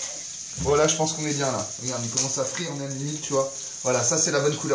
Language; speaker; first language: French; native; French